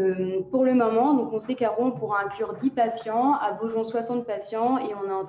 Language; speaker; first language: French; native; French